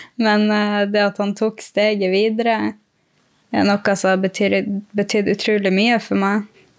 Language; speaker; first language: Norwegian; native; Norwegian